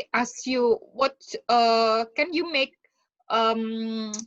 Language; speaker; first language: English; non-native, fluent; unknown